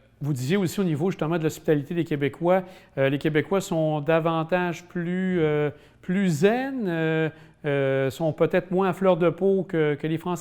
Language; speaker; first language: French; native; French